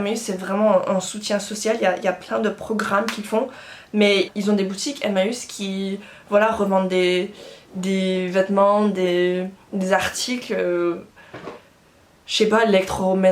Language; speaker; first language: French; non-native, fluent; English